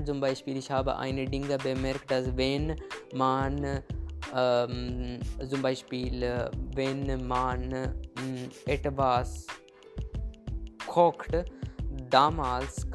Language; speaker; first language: German; non-native, learner; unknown